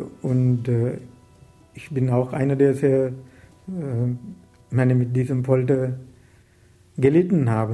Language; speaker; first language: German; non-native, learner; Sinhala